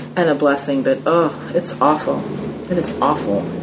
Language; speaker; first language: English; native; English